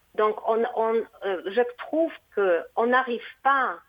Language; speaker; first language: French; non-native, fluent; Portuguese